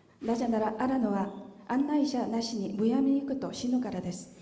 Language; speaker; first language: Japanese; non-native, fluent; Korean